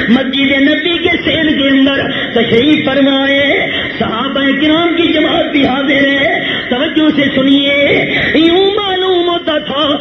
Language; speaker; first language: Urdu; non-native, local second language; Punjabi